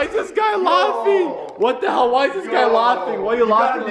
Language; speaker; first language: English; native; English